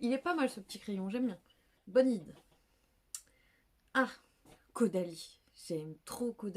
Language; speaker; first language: French; native; French